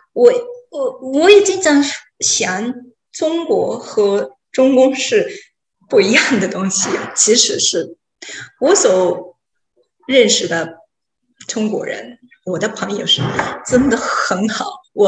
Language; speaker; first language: Chinese; non-native, fluent; Japanese